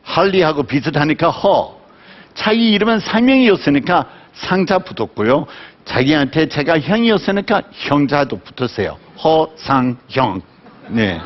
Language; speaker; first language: Korean; non-native, fluent; English